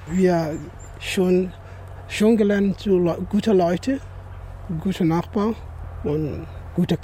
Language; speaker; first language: German; non-native, learner; Somali